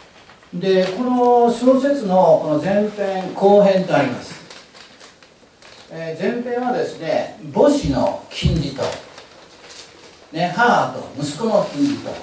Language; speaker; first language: Japanese; native; Japanese